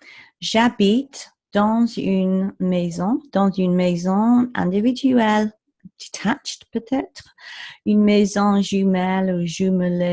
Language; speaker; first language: French; non-native, fluent; English